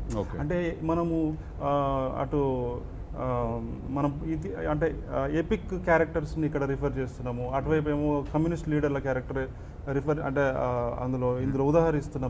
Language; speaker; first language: Telugu; native; Telugu